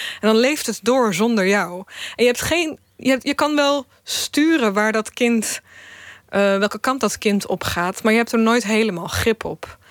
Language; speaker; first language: Dutch; early bilingual, other home language; Bosnian